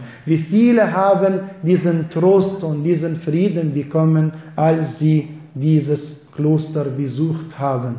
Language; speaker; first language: German; non-native, fluent; Arabic